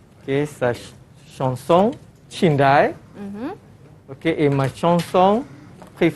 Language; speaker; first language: French; non-native, fluent; Malay